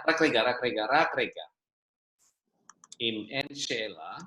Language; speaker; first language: Hebrew; non-native, fluent; Indonesian